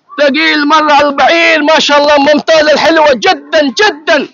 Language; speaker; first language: Arabic; non-native, learner; Bangla